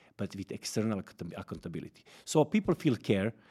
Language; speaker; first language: English; non-native, fluent; Serbian